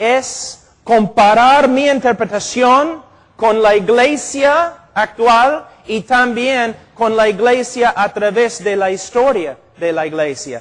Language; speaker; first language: Spanish; non-native, fluent; English